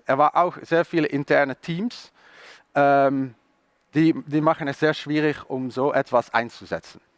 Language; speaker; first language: German; non-native, learner; Dutch